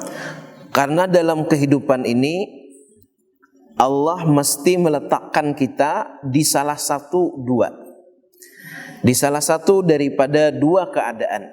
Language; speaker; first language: Indonesian; non-native, local second language; Banjar